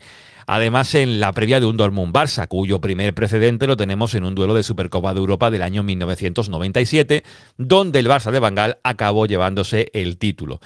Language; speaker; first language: Spanish; native; Spanish